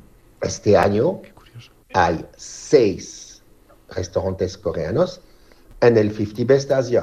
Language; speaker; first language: Spanish; non-native, fluent; French